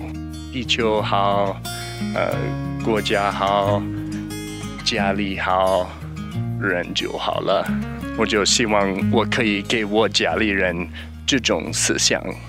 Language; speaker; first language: Chinese; non-native, learner; English